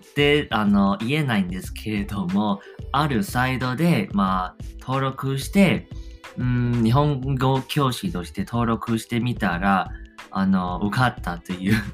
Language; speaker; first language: Japanese; non-native, fluent; Chinese